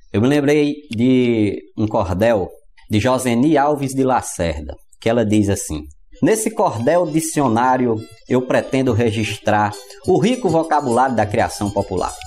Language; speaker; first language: Portuguese; native; Portuguese